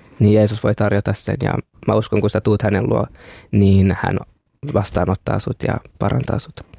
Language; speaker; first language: Finnish; early bilingual, other home language; Kinyarwanda